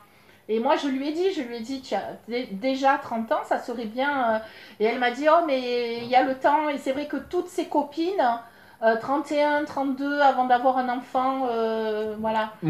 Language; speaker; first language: French; native; French